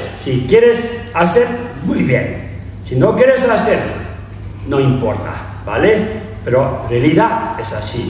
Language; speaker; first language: Spanish; non-native, learner; Tibetan